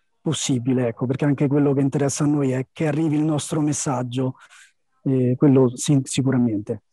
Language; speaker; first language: Italian; native; Italian